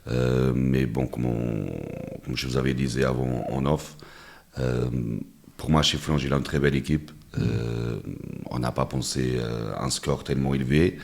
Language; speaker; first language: French; non-native, fluent; Portuguese